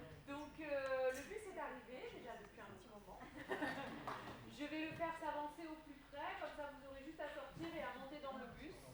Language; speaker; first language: French; native; French